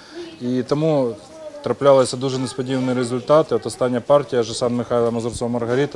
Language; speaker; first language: Ukrainian; native; Ukrainian